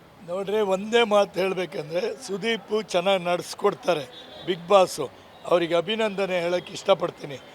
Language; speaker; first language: Kannada; native; Kannada